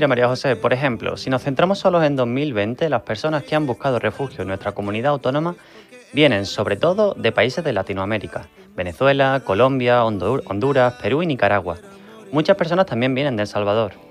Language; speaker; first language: Spanish; native; Spanish